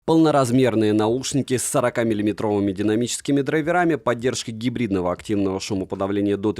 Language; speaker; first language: Russian; native; Russian